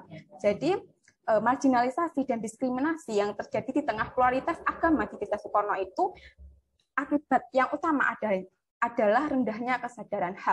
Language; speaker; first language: Indonesian; native; Indonesian